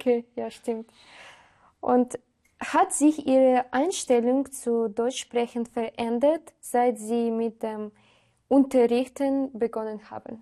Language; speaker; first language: German; non-native, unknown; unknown